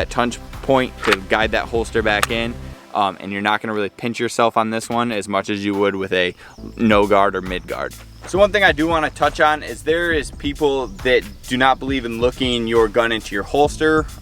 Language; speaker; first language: English; native; English